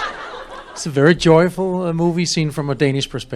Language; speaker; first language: English; non-native, fluent; Danish